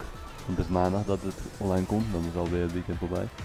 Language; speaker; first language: Dutch; native; Dutch